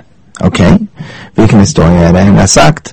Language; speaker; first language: Danish; non-native, fluent; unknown